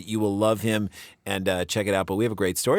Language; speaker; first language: English; native; English